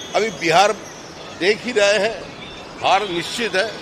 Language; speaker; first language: Hindi; non-native, local second language; Bangla